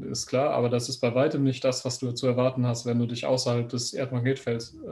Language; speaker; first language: German; native; German